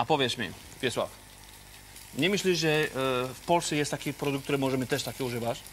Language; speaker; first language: Polish; non-native, fluent; French